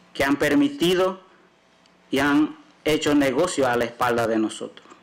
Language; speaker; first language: Spanish; native; Spanish